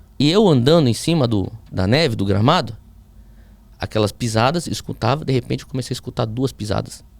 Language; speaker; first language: Portuguese; early bilingual, heritage; Portuguese